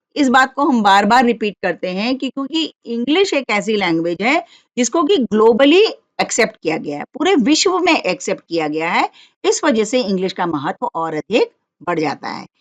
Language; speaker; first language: Hindi; non-native, local second language; Marathi